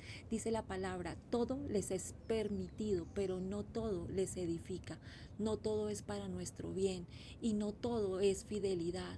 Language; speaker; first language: Spanish; native; Spanish